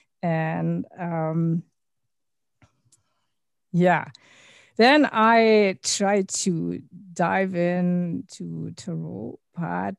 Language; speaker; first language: English; non-native, fluent; German